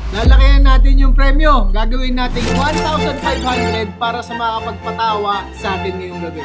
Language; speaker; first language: Filipino; native; Filipino